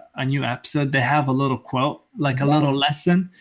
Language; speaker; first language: English; non-native, fluent; Italian